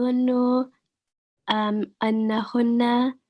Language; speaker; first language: Arabic; non-native, learner; English